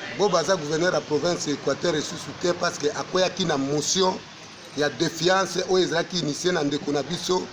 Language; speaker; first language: Lingala; native; Lingala